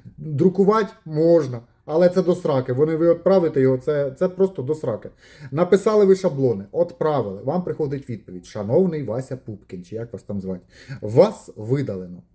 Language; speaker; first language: Ukrainian; non-native, local second language; Russian